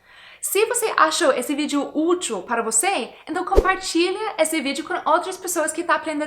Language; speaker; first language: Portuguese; non-native, fluent; English